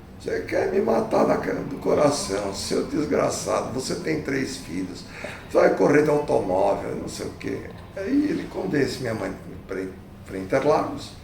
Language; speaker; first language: Portuguese; early bilingual, other home language; Italian